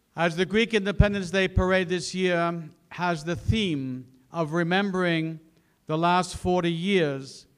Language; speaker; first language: English; native; English